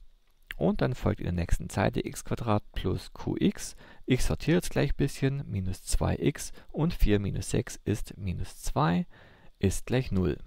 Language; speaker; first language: German; native; German